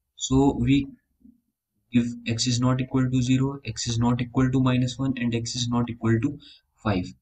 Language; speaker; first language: English; non-native, local second language; Hindi